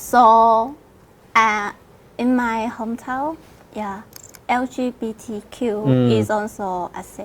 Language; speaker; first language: English; non-native, learner; Vietnamese